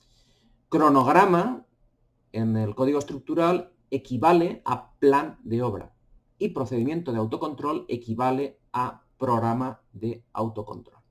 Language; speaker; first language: Spanish; native; Spanish